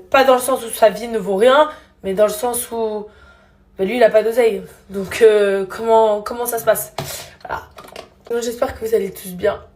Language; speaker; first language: French; native; French